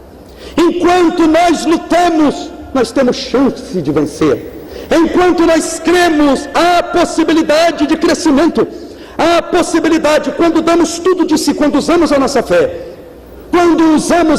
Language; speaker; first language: Portuguese; native; Portuguese